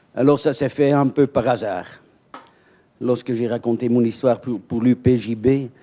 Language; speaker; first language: French; native; French